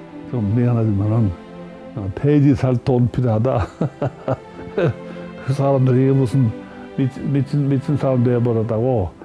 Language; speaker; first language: Korean; non-native, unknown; English